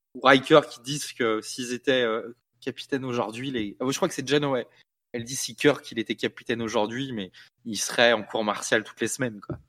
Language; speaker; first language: French; native; French